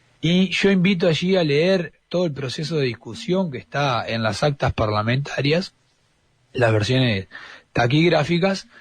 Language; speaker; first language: Spanish; native; Spanish